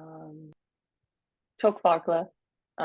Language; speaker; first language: Turkish; non-native, learner; English